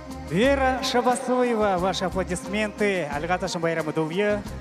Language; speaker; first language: Russian; native; Russian